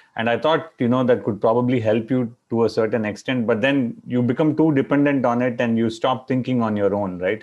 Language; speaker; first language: English; non-native, local second language; Tamil